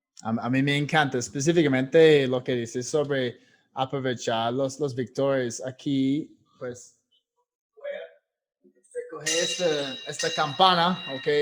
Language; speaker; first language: Spanish; non-native, fluent; English